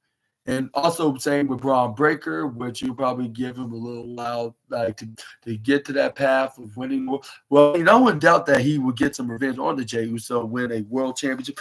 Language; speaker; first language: English; native; English